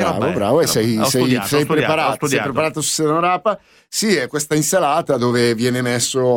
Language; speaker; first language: Italian; native; Italian